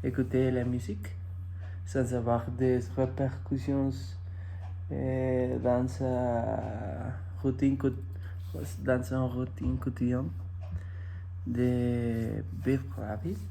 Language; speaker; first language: French; non-native, fluent; Spanish